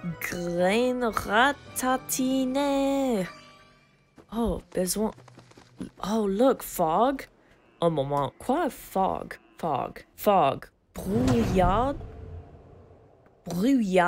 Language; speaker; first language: French; non-native, learner; English